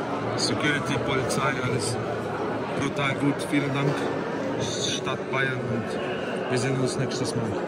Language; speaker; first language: German; non-native, learner; Arabic